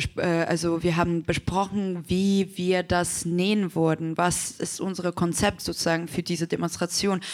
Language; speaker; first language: German; non-native, fluent; Ukrainian